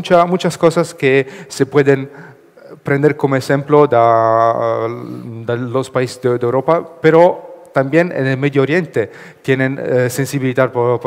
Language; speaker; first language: Spanish; non-native, learner; Italian